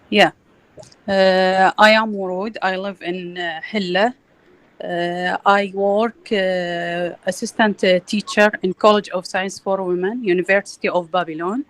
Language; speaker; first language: English; non-native, learner; Arabic